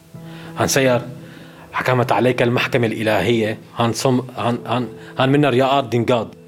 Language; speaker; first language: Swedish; non-native, learner; Arabic